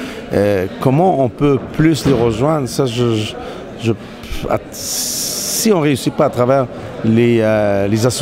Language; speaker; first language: French; non-native, local second language; Arabic